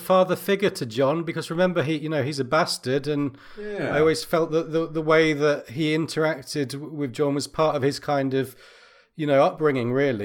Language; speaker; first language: English; native; English